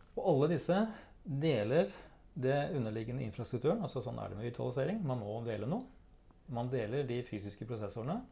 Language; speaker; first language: Norwegian; native; Norwegian